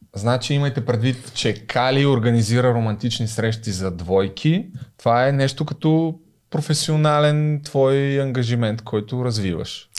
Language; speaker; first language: Bulgarian; native; Bulgarian